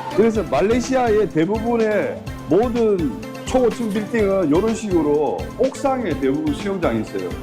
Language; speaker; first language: Korean; native; Korean